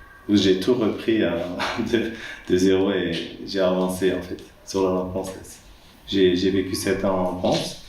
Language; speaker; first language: French; non-native, fluent; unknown